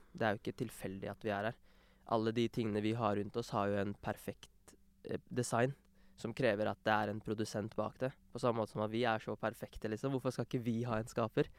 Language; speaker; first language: Norwegian; early bilingual, other home language; Urdu